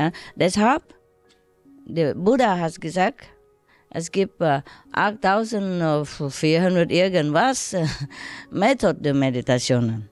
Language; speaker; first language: German; non-native, learner; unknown